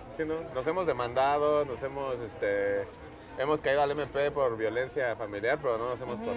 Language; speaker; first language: Spanish; native; Spanish